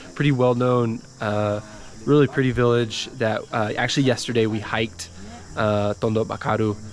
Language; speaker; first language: English; native; English